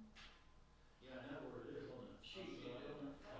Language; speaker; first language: English; native; English